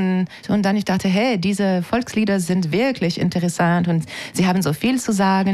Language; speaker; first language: German; non-native, fluent; French